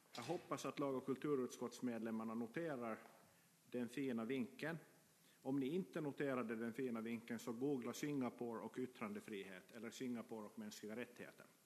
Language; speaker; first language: Swedish; native; Swedish